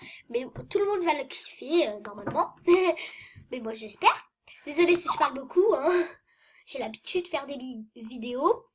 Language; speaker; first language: French; native; French